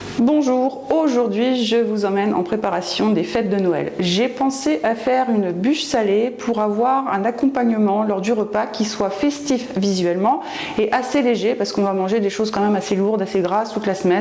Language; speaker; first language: French; native; French